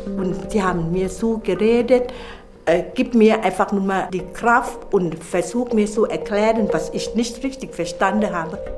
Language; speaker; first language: German; non-native, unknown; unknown